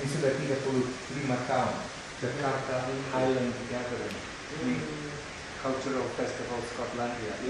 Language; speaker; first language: Indonesian; non-native, fluent; English